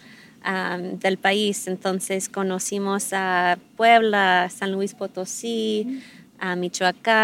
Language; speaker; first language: Spanish; non-native, fluent; English